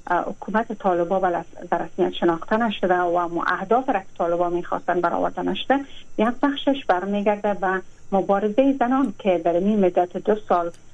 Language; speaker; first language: Persian; native; Persian